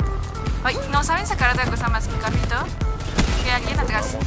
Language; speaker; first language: Spanish; native; Spanish